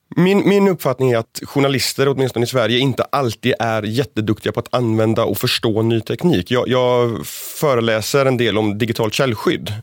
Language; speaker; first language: Swedish; native; Swedish